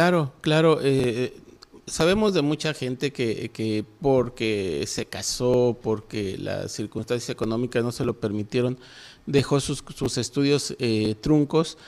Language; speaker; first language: Spanish; native; Spanish